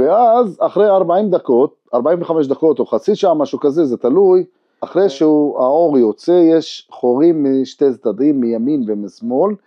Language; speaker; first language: Hebrew; non-native, local second language; Arabic